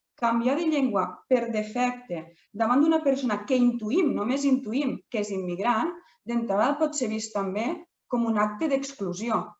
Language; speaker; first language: Catalan; native; Catalan